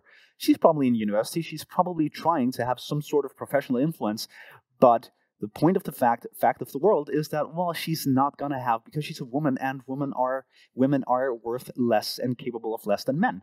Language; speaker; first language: English; non-native, fluent; Danish